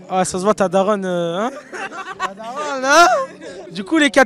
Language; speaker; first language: French; native; French